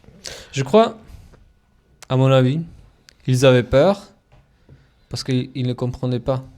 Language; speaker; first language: French; non-native, fluent; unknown